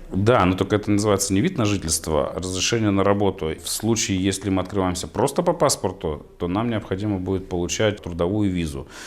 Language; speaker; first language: Russian; native; Russian